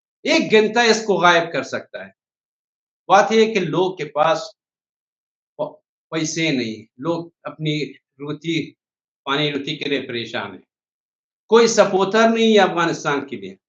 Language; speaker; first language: Hindi; non-native, fluent; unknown